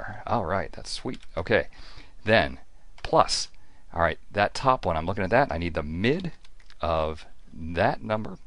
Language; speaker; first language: English; native; English